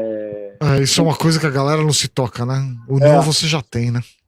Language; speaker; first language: Portuguese; native; Portuguese